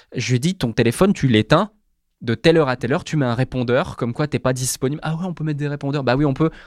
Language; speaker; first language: French; native; French